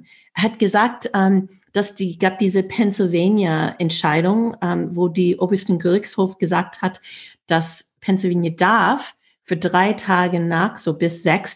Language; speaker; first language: German; non-native, fluent; English